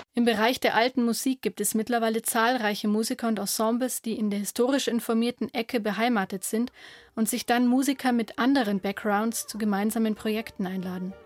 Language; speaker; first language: German; native; German